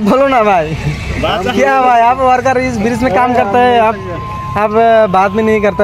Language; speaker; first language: Hindi; non-native, local second language; Bangla